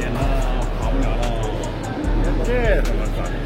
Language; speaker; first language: Chinese; native; Chinese